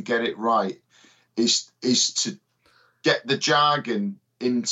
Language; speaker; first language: English; native; English